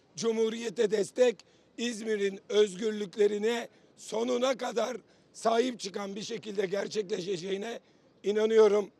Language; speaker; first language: Turkish; native; Turkish